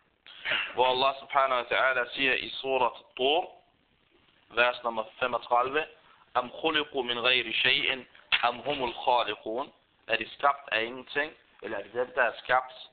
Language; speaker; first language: Danish; non-native, fluent; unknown